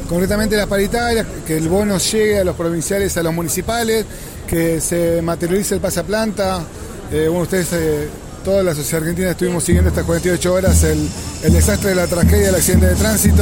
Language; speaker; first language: Spanish; native; Spanish